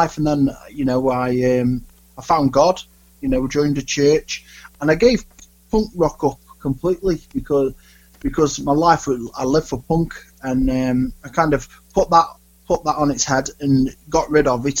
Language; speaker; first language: English; native; English